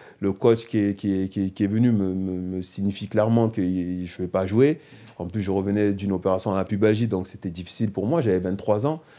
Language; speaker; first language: French; native; French